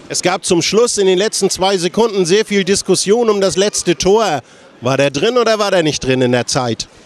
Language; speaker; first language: German; native; German